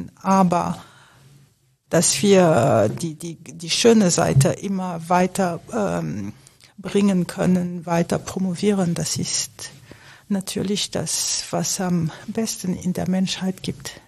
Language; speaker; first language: German; non-native, fluent; French